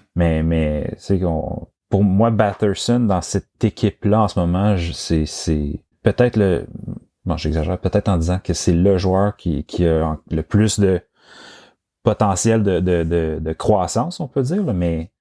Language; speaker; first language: French; native; French